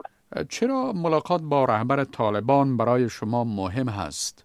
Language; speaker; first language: Persian; native; Persian